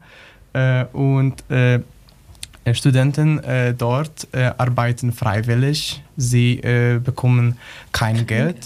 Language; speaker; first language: German; non-native, learner; Polish